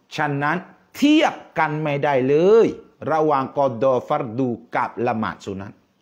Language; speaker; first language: Thai; non-native, local second language; Pattani Malay